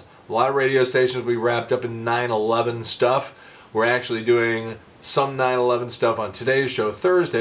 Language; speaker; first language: English; native; English